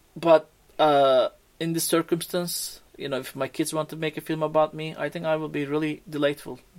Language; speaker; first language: English; non-native, fluent; Turkish